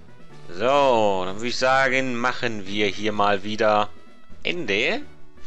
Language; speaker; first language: German; native; German